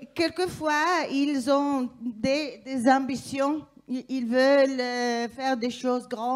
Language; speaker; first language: French; non-native, fluent; Italian